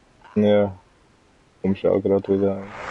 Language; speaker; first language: German; native; German